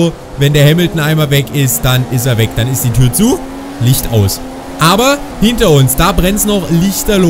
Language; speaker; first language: German; native; German